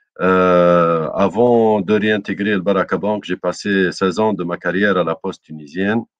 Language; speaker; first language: French; non-native, local second language; Arabic